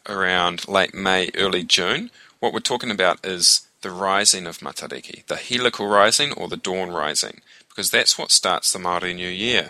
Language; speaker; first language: English; native; English